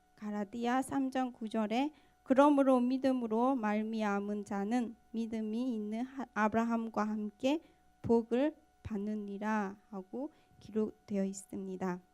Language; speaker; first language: Korean; non-native, fluent; Burmese